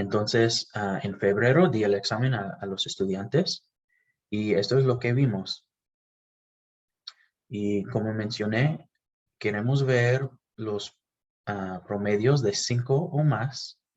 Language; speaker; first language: Spanish; non-native, fluent; English